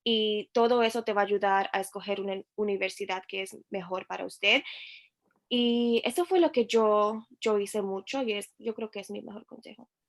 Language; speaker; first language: Spanish; early bilingual, heritage; Spanish